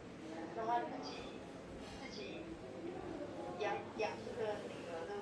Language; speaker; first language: Chinese; native; Chinese